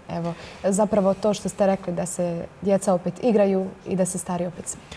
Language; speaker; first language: Croatian; native; Croatian